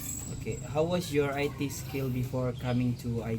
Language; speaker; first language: English; non-native, learner; Indonesian